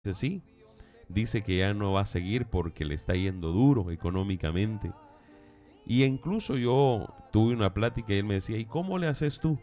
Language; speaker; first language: Spanish; native; Spanish